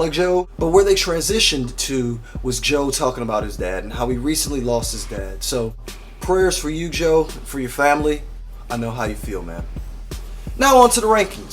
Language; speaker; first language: English; native; English